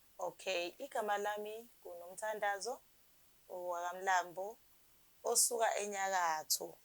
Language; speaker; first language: Zulu; native; Zulu